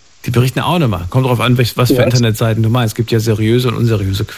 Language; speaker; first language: German; native; German